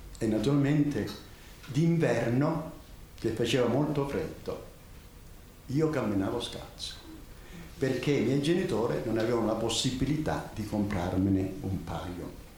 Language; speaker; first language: Italian; native; Italian